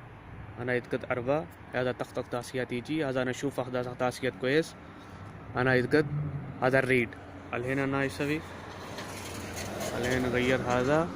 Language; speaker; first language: Arabic; non-native, learner; Urdu